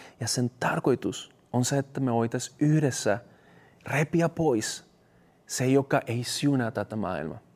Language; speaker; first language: Finnish; non-native, fluent; Spanish